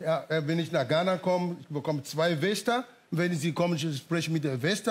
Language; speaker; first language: German; non-native, fluent; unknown